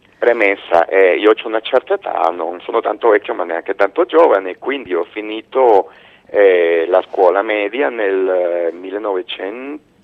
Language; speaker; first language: Italian; non-native, fluent; Spanish